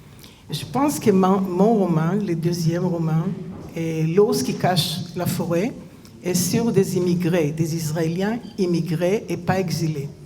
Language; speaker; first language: French; non-native, fluent; Hebrew